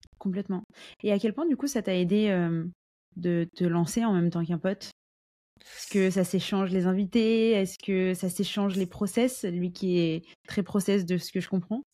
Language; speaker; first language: French; native; French